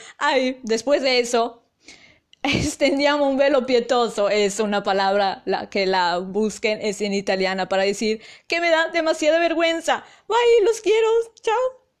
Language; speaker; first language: Spanish; non-native, fluent; Italian